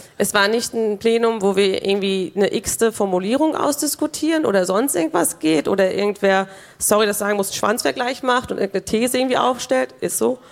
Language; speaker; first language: German; early bilingual, other home language; Kurdish